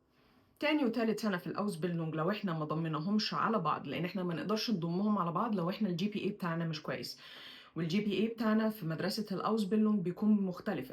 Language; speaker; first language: Arabic; native; Arabic